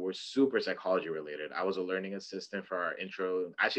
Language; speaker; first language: English; native; English